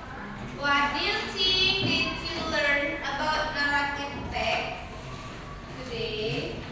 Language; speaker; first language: English; non-native, learner; Indonesian